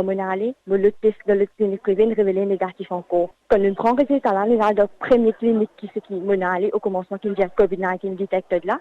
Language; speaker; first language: French; non-native, local second language; Morisyen